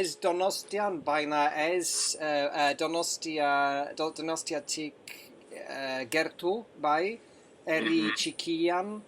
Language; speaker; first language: Basque; non-native, learner; English